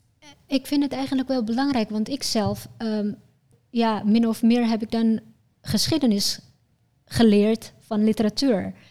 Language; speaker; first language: Dutch; non-native, fluent; Indonesian